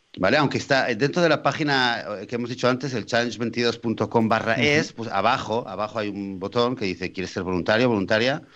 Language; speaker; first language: Spanish; native; Spanish